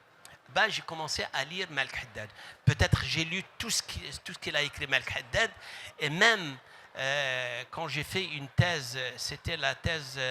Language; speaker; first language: French; non-native, local second language; Arabic